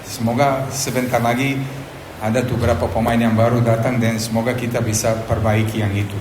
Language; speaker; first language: Indonesian; non-native, fluent; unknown